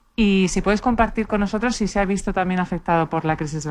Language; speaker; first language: Spanish; native; Spanish